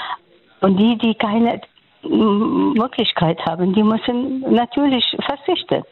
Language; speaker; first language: German; non-native, fluent; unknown